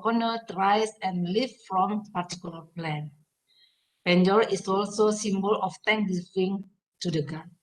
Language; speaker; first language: English; non-native, fluent; Indonesian